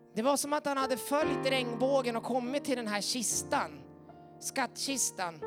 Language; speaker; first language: Swedish; native; Swedish